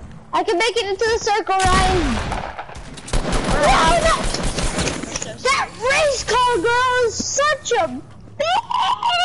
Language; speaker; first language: English; native; English